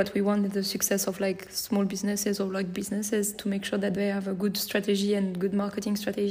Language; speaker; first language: English; non-native, fluent; French